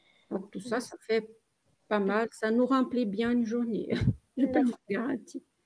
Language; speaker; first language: French; non-native, fluent; Portuguese